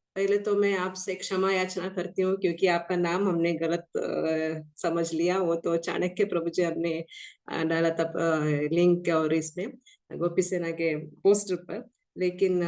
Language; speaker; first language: Hindi; non-native, local second language; Kannada